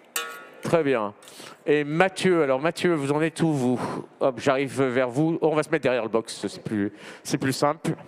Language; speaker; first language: French; native; French